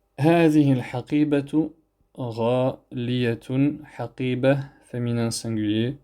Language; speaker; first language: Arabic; non-native, fluent; French